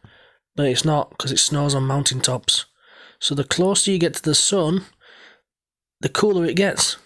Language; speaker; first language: English; native; English